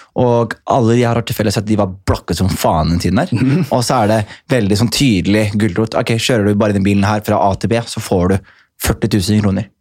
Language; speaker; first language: Norwegian; native; Norwegian